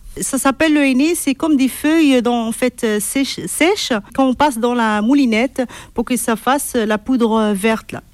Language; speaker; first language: French; non-native, local second language; Arabic